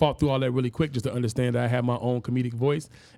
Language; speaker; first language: English; native; English